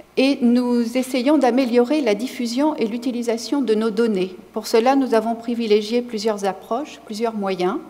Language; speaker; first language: French; native; French